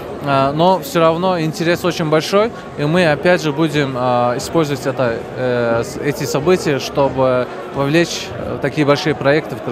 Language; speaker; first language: Russian; non-native, fluent; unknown